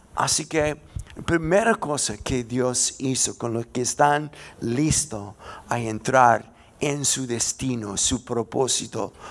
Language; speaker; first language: Spanish; non-native, fluent; English